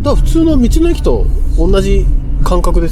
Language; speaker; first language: Japanese; native; Japanese